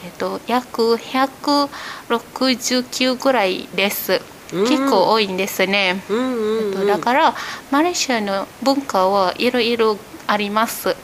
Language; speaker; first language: Japanese; non-native, fluent; Malay